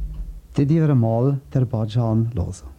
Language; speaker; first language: German; native; German